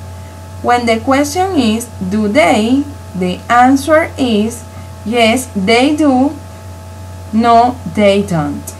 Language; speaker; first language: English; non-native, local second language; Spanish